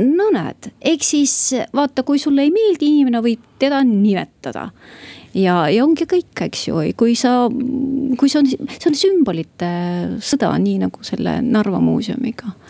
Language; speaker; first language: Estonian; non-native, local second language; Russian